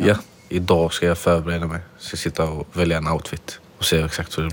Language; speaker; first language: Swedish; non-native, fluent; Arabic